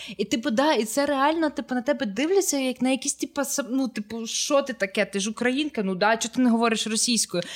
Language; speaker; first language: Ukrainian; native; Ukrainian